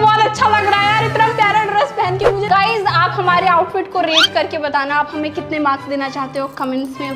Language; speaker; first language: Hindi; native; Hindi